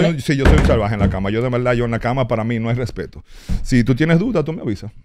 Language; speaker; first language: Spanish; early bilingual, heritage; Spanish